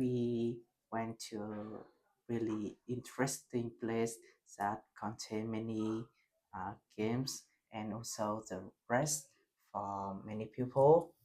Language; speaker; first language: English; non-native, learner; Vietnamese